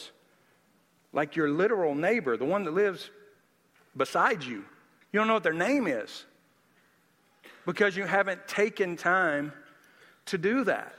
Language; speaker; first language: English; native; English